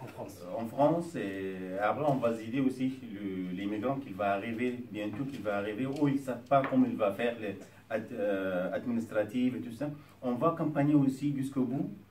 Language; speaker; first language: French; non-native, learner; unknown